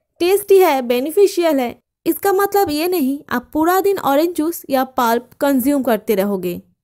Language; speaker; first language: Hindi; non-native, local second language; Bangla